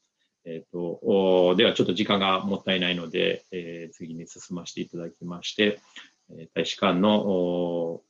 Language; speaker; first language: Japanese; native; Japanese